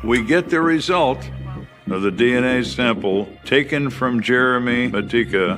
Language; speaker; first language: English; native; English